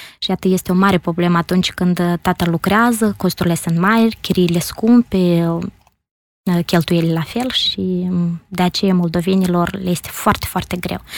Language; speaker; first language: Romanian; native; Romanian